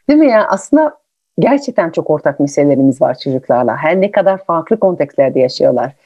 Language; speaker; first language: Turkish; non-native, fluent; French